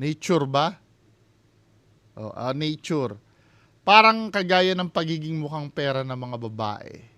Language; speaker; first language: Filipino; native; Filipino